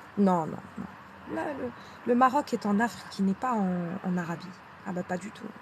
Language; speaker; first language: French; non-native, local second language; Arabic